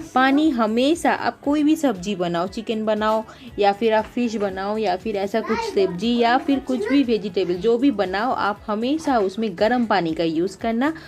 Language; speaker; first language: Hindi; non-native, local second language; Bangla